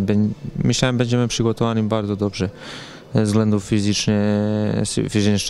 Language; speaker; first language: Polish; non-native, learner; Serbian